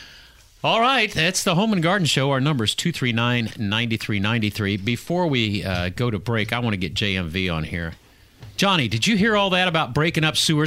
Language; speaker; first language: English; native; English